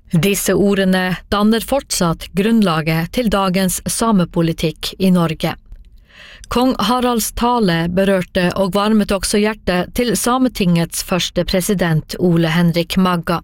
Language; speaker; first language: Norwegian; native; Norwegian